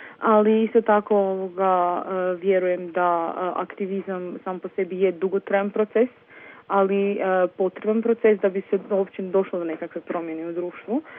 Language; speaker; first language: Serbian; native; Serbian